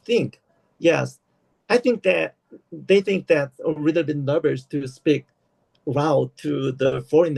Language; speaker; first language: English; non-native, learner; Korean